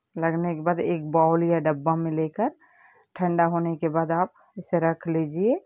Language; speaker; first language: Hindi; non-native, local second language; Telugu